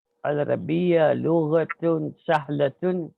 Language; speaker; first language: Arabic; non-native, learner; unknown